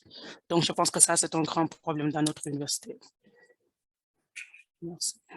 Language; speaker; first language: French; non-native, learner; English